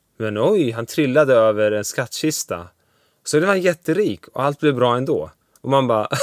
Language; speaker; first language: Swedish; early bilingual, other home language; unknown